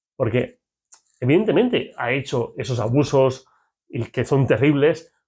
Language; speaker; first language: Spanish; native; Spanish